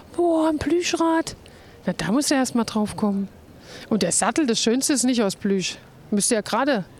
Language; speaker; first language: German; native; German